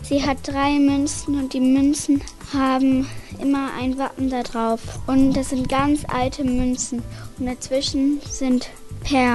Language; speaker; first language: German; native; German